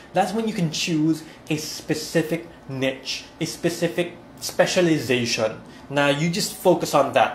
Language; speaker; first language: English; non-native, local second language; Filipino